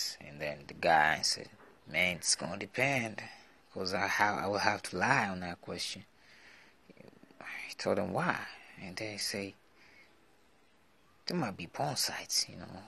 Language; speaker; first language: English; non-native, local second language; Swahili